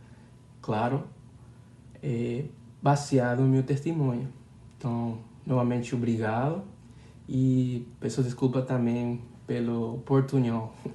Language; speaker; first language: Portuguese; non-native, learner; Spanish